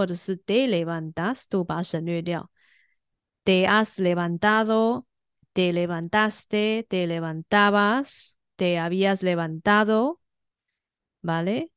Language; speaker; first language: Spanish; non-native, fluent; Chinese